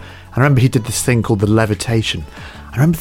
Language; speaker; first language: English; native; English